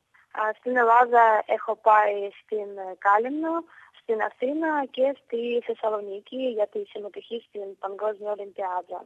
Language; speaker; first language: Greek; non-native, fluent; Ukrainian